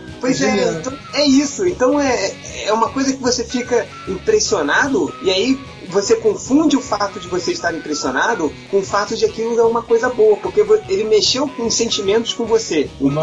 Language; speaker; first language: Portuguese; native; Portuguese